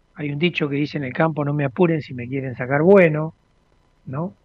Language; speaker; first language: Spanish; native; Spanish